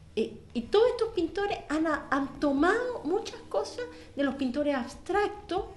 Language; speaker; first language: Spanish; native; Spanish